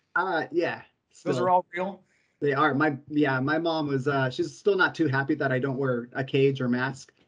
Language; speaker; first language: English; native; English